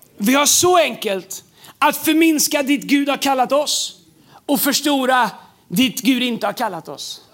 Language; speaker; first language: Swedish; native; Swedish